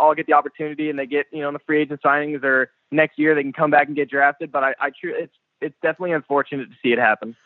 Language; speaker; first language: English; native; English